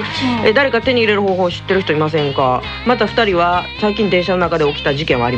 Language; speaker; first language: Japanese; native; Japanese